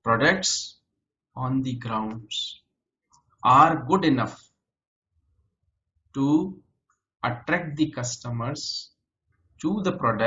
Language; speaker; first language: English; native; English